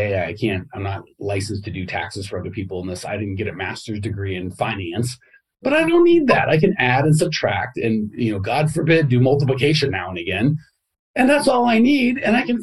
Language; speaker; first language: English; native; English